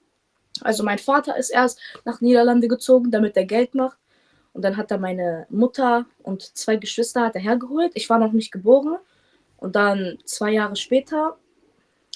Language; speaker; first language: German; early bilingual, other home language; Kurdish